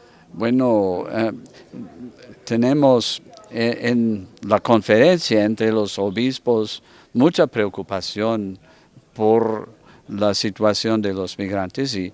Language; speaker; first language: Spanish; non-native, fluent; English